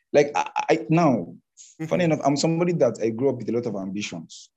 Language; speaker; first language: English; non-native, local second language; Hausa